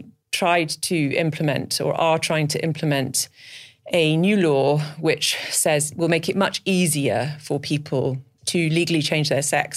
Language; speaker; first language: English; native; English